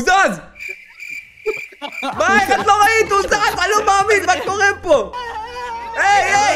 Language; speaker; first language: Hebrew; native; Hebrew